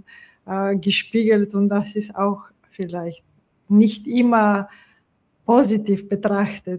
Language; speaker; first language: German; non-native, fluent; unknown